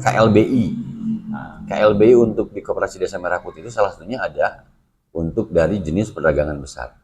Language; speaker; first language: Indonesian; non-native, local second language; Sundanese